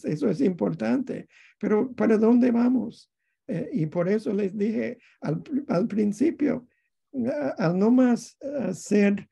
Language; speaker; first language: Spanish; non-native, fluent; English